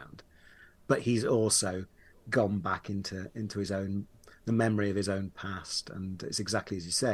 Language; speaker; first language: English; native; English